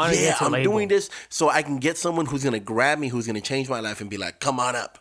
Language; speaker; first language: English; native; English